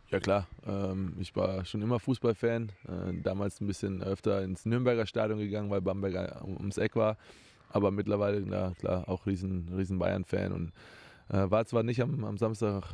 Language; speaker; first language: German; native; German